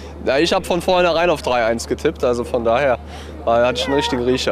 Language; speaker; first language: German; native; German